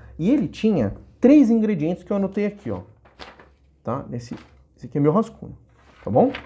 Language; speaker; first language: Portuguese; native; Portuguese